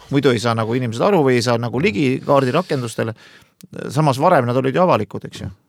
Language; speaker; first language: Estonian; native; Estonian